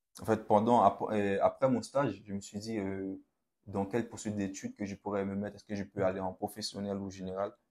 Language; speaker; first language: French; non-native, local second language; Haitian Creole